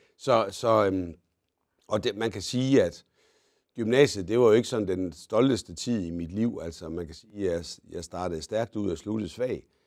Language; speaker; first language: Danish; native; Danish